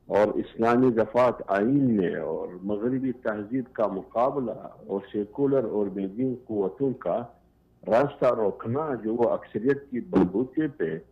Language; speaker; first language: Urdu; non-native, local second language; Pashto